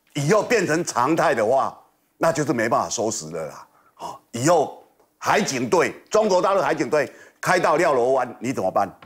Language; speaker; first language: Chinese; native; Chinese